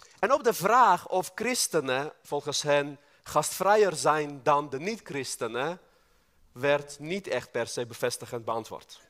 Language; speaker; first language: Dutch; non-native, fluent; Armenian